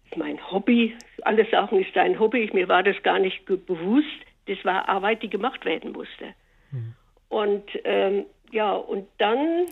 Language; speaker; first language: German; native; German